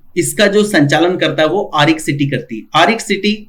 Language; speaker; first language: Hindi; non-native, local second language; Marathi